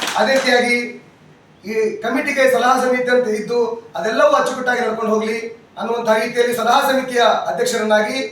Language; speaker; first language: Kannada; non-native, local second language; Lambadi